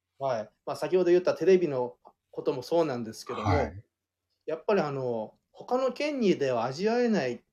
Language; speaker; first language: Japanese; native; Japanese